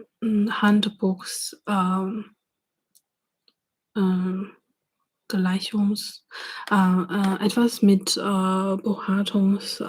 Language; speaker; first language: German; non-native, fluent; Chinese